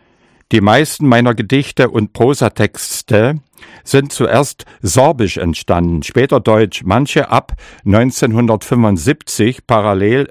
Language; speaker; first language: German; non-native, local second language; Upper Sorbian